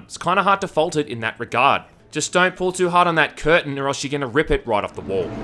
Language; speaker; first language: English; native; English